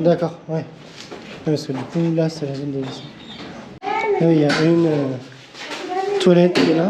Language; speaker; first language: French; native; French